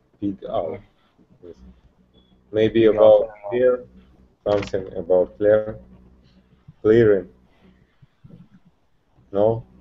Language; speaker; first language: English; non-native, learner; Russian